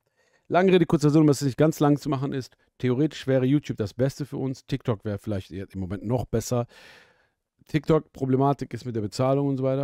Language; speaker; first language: German; native; German